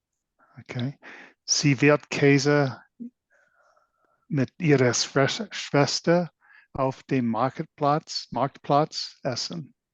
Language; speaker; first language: German; non-native, learner; English